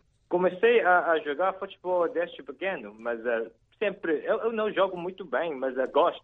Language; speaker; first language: Portuguese; non-native, fluent; Chinese